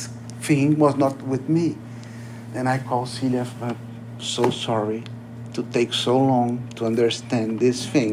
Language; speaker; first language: English; non-native, learner; Portuguese